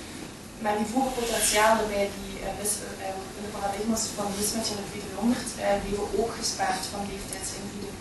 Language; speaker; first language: Dutch; native; Dutch